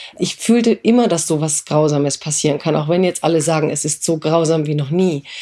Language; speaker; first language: German; early bilingual, other home language; Croatian